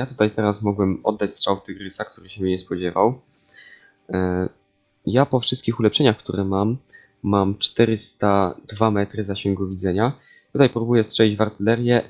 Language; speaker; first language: Polish; native; Polish